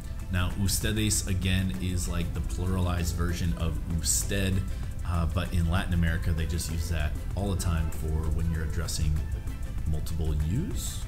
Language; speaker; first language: English; native; English